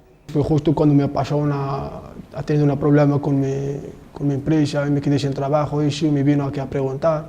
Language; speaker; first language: Spanish; non-native, fluent; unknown